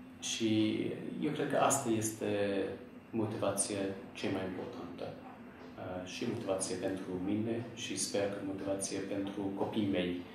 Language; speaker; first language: Romanian; non-native, fluent; English